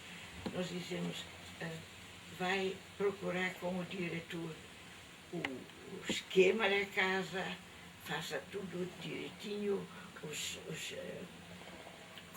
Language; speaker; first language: Portuguese; non-native, fluent; Dutch